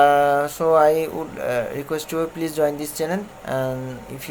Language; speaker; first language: English; non-native, learner; Bangla